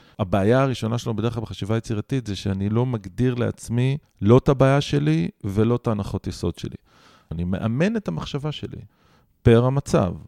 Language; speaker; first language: Hebrew; native; Hebrew